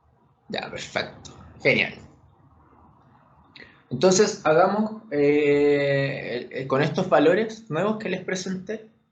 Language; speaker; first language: Spanish; native; Spanish